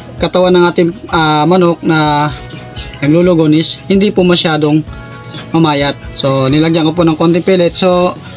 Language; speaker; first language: Filipino; native; Filipino